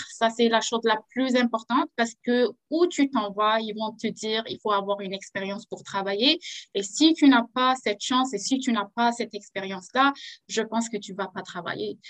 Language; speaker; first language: French; non-native, local second language; Arabic